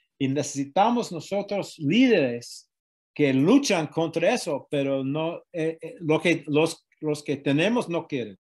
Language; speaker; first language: Spanish; non-native, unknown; English